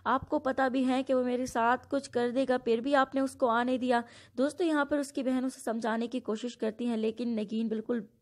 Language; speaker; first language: Urdu; native; Urdu